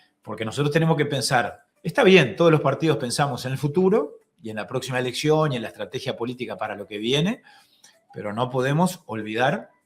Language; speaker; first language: Spanish; native; Spanish